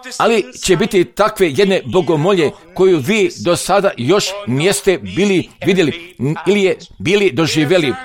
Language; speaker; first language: Croatian; non-native, fluent; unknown